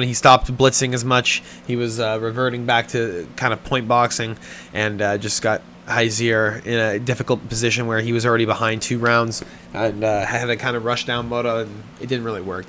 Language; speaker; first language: English; native; English